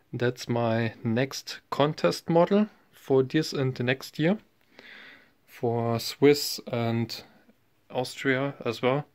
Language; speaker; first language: English; non-native, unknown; German